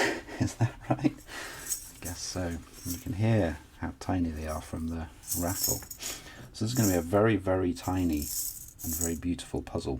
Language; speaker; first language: English; native; English